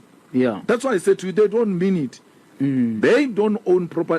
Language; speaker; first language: English; non-native, local second language; Northern Sotho